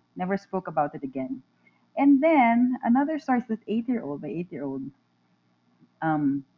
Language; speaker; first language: English; non-native, local second language; Filipino